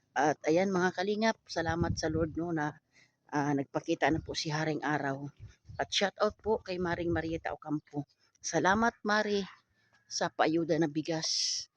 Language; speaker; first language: Filipino; native; Filipino